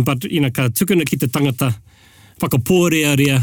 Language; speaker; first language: English; native; English